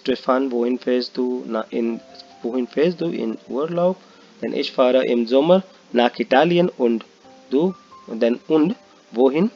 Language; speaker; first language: German; non-native, learner; Hindi